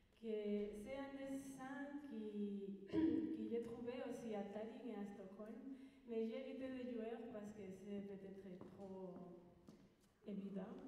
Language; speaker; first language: French; non-native, learner; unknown